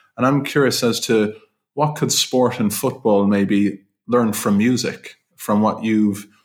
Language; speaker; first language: English; non-native, fluent; German